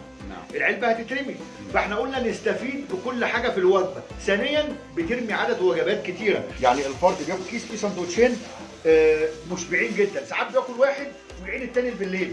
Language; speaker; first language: Arabic; native; Arabic